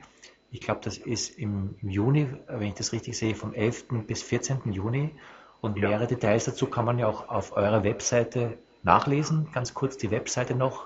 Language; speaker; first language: German; native; German